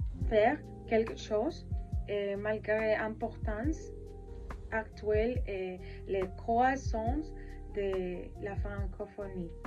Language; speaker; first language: French; non-native, learner; Spanish